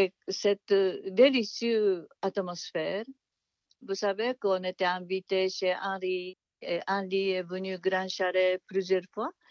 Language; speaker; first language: French; non-native, fluent; Japanese